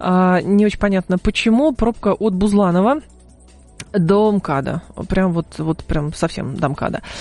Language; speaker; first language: Russian; native; Russian